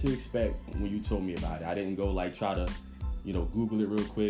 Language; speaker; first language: English; native; English